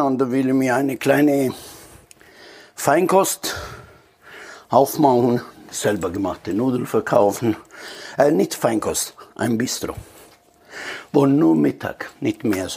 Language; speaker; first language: German; non-native, learner; Italian